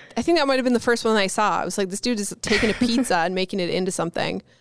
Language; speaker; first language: English; native; English